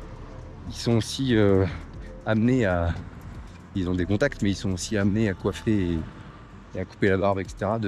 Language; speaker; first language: French; native; French